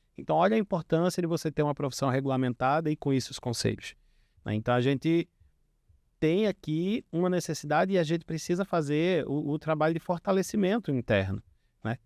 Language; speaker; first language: Portuguese; native; Portuguese